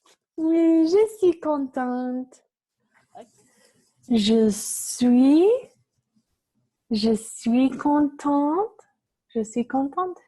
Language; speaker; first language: French; non-native, fluent; English